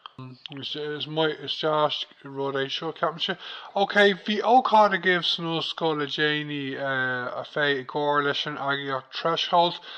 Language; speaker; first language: Irish; non-native, local second language; English